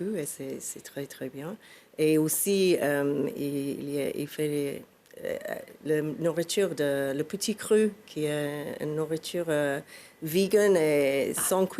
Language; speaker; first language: French; non-native, fluent; English